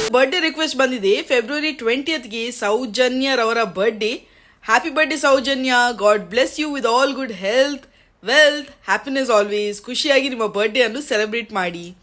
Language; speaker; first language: Kannada; native; Kannada